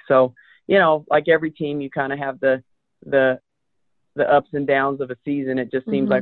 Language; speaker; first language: English; native; English